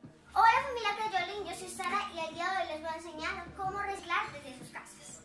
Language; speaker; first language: Spanish; native; Spanish